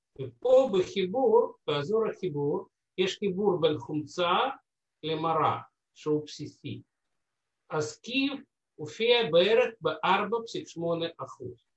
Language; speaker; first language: Hebrew; non-native, fluent; Russian